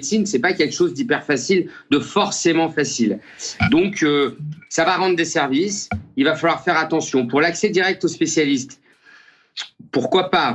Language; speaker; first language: French; native; French